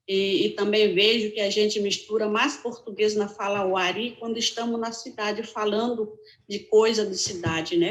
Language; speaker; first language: Portuguese; non-native, local second language; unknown